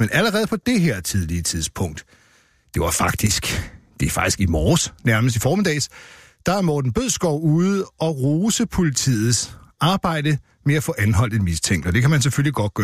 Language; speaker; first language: Danish; native; Danish